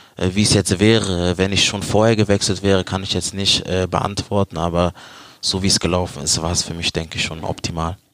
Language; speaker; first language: German; early bilingual, other home language; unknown